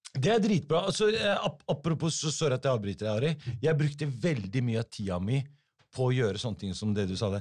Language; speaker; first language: Norwegian; early bilingual, other home language; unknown